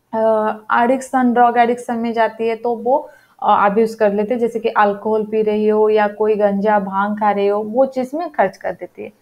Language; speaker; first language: Hindi; non-native, local second language; Odia